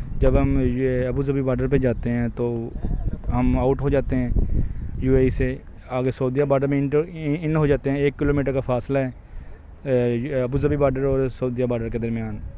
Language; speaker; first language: Urdu; non-native, local second language; Punjabi